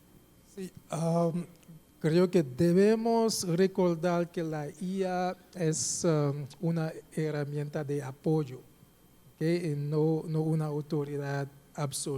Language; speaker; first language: Spanish; non-native, fluent; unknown